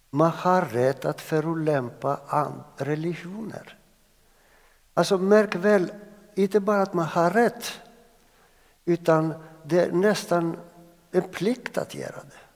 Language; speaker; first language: Swedish; non-native, fluent; Greek